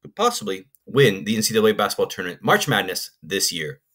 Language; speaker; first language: English; native; English